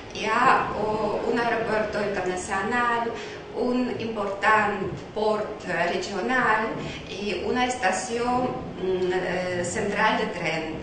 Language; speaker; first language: Catalan; non-native, learner; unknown